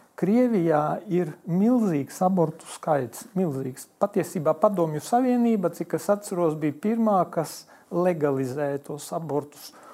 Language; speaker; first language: Latvian; non-native, local second language; Polish